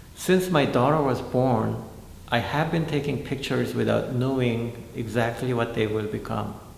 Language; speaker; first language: English; non-native, fluent; Korean